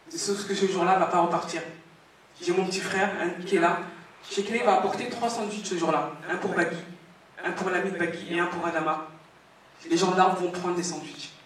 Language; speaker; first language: French; native; French